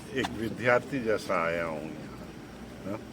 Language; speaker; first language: Hindi; non-native, local second language; Telugu